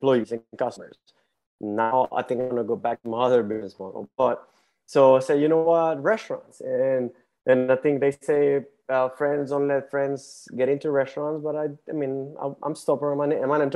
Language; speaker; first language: English; non-native, fluent; Spanish